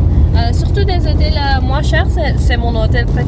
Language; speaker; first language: French; non-native, fluent; Dutch